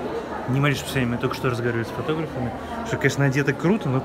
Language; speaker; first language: Russian; native; Russian